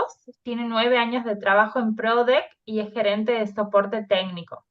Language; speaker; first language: Spanish; native; Spanish